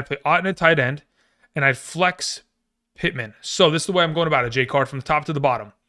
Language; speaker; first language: English; native; English